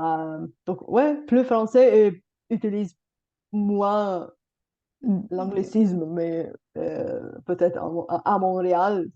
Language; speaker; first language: French; non-native, fluent; Bulgarian